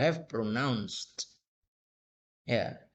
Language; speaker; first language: English; non-native, fluent; Indonesian